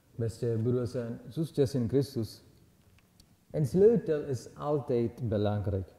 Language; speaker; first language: Dutch; non-native, learner; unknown